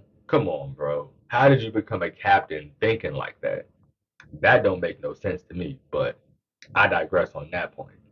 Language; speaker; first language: English; native; English